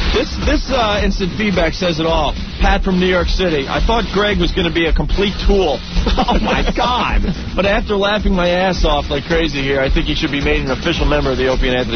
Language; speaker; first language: English; native; English